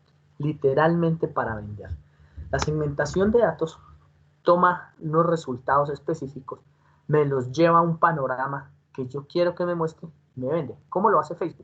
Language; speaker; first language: Spanish; native; Spanish